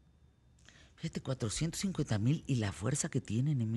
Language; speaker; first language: Spanish; native; Spanish